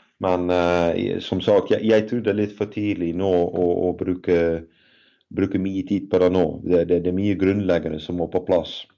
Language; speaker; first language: Norwegian; non-native, fluent; Dutch